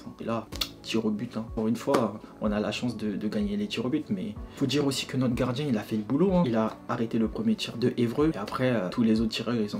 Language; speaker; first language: French; native; French